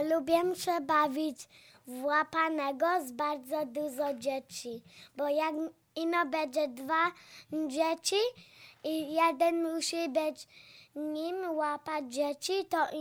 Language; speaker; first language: Polish; early bilingual, heritage; Polish